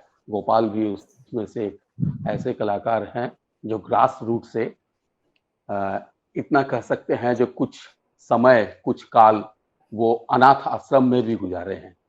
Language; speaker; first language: Hindi; native; Hindi